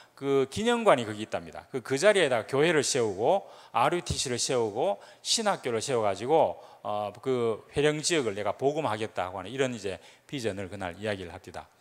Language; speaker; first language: Korean; native; Korean